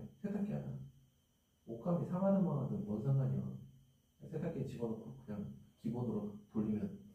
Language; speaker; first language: Korean; native; Korean